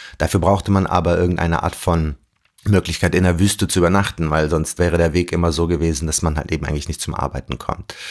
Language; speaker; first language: German; early bilingual, other home language; Arabic